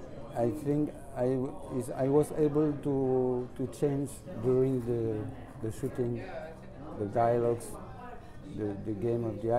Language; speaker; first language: English; non-native, learner; French